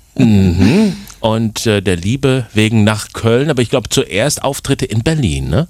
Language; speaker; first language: German; native; German